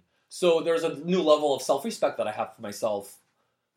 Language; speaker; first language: English; early bilingual, other home language; Korean